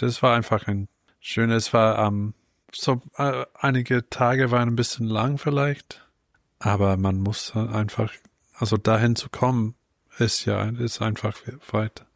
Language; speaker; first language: German; non-native, fluent; English